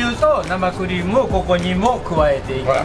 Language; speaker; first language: Japanese; native; Japanese